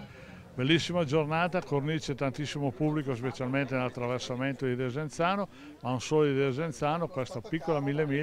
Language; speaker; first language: Italian; native; Italian